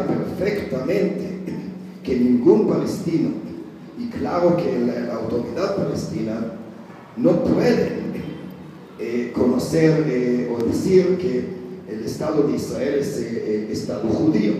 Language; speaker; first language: Spanish; non-native, fluent; Hebrew